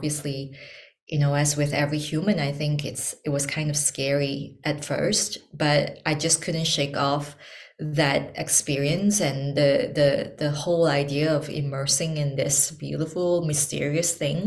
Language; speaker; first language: English; non-native, local second language; Chinese